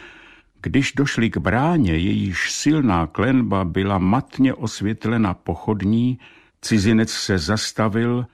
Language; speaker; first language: Czech; native; Czech